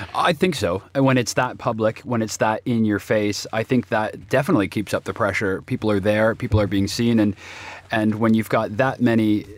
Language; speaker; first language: English; native; English